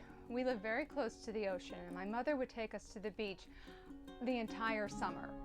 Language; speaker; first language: English; native; English